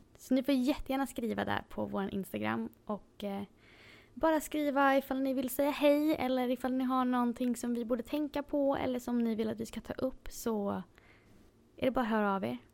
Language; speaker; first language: Swedish; native; Swedish